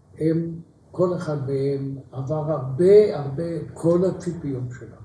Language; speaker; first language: Hebrew; native; Hebrew